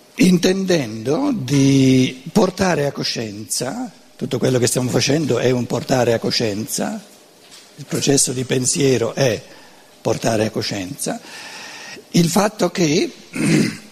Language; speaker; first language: Italian; non-native, local second language; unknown